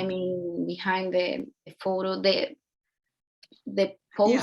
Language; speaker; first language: English; non-native, learner; Spanish